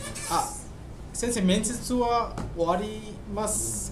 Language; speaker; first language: Japanese; non-native, learner; Bangla